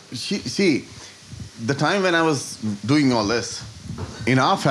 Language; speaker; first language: English; non-native, local second language; Hindi